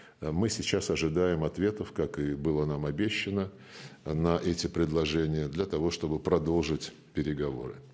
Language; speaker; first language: Russian; native; Russian